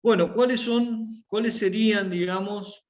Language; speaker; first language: Spanish; native; Spanish